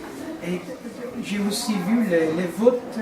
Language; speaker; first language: French; non-native, fluent; Persian